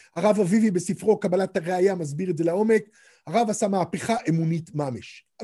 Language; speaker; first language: Hebrew; native; Hebrew